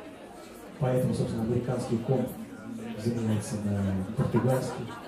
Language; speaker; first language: Russian; native; Russian